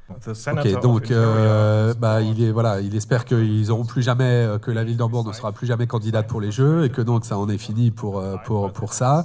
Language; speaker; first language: French; native; French